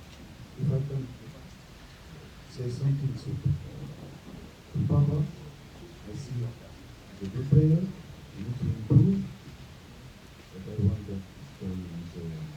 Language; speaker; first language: English; non-native, learner; French